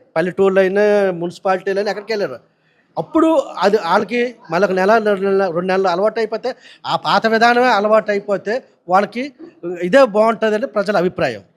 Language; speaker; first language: Telugu; native; Telugu